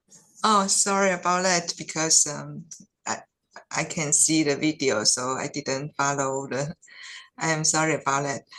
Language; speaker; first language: English; non-native, fluent; Chinese